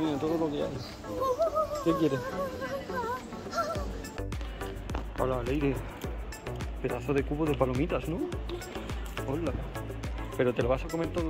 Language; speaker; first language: Spanish; native; Spanish